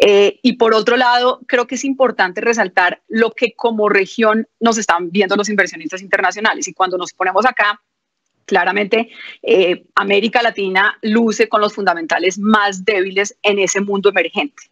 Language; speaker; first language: Spanish; native; Spanish